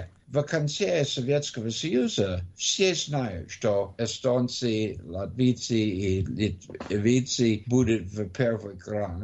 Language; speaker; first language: Russian; non-native, learner; English